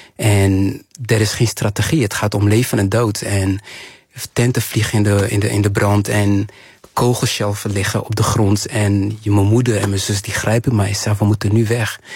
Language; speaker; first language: Dutch; early bilingual, other home language; Kinyarwanda